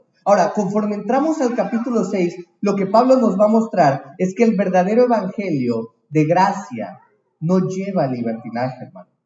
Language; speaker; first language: Spanish; native; Spanish